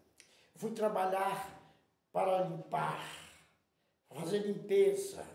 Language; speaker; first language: Portuguese; native; Portuguese